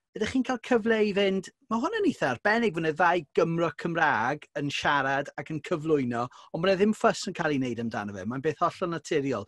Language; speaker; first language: Welsh; native; Welsh